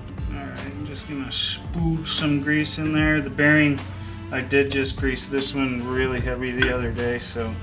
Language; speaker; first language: English; native; English